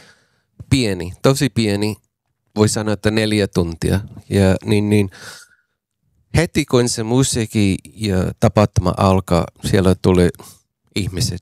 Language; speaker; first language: Finnish; non-native, fluent; English